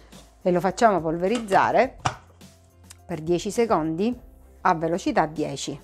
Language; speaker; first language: Italian; native; Italian